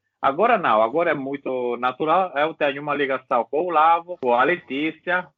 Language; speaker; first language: Portuguese; non-native, learner; Italian